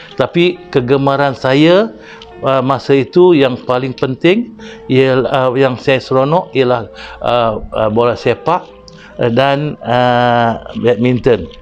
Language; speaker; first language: Malay; native; Malay